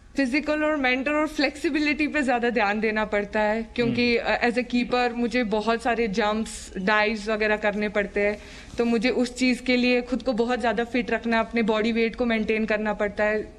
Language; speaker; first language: Hindi; native; Hindi